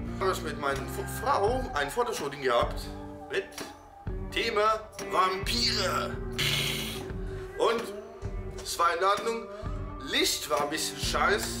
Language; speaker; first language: German; non-native, fluent; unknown